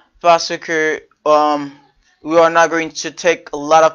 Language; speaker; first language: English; non-native, fluent; Haitian Creole